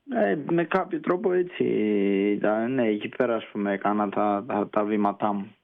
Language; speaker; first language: Greek; early bilingual, heritage; Greek